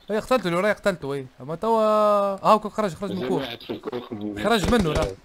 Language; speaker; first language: Arabic; native; Arabic